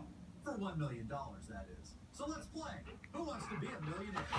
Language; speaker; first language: English; native; English